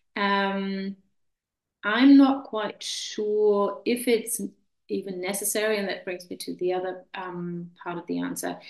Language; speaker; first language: English; non-native, fluent; German